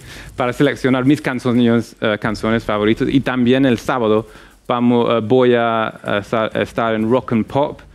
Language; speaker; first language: Spanish; non-native, fluent; English